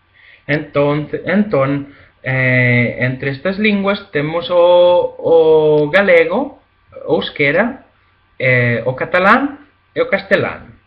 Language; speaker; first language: Galician; non-native, learner; Spanish